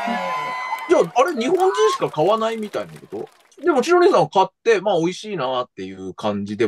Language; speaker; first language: Japanese; native; Japanese